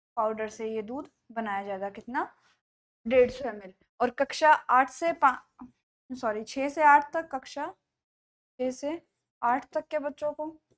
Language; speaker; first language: Hindi; native; Hindi